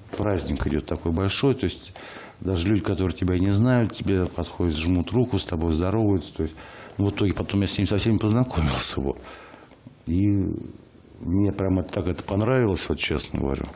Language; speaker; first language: Russian; native; Russian